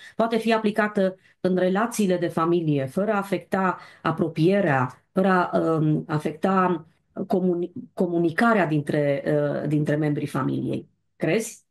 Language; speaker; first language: Romanian; native; Romanian